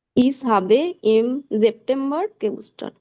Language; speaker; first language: German; non-native, learner; Bangla